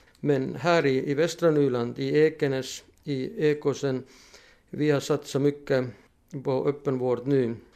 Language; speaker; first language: Swedish; non-native, fluent; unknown